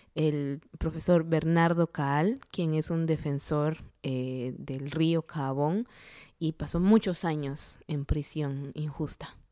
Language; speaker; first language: Spanish; non-native, local second language; Kaqchikel